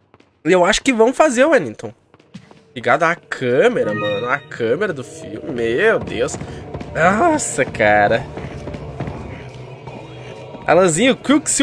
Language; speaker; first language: Portuguese; native; Portuguese